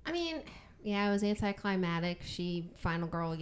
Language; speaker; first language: English; native; English